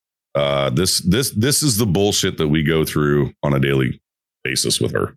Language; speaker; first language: English; native; English